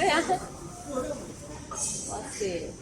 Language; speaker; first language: Chinese; non-native, learner; Urdu